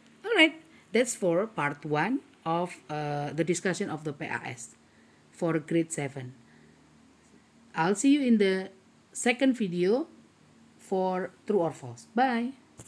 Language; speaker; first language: English; non-native, fluent; Indonesian